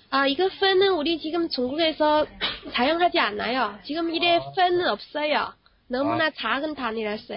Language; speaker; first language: Korean; non-native, fluent; Chinese